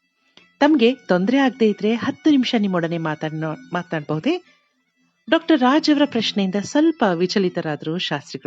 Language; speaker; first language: Kannada; native; Kannada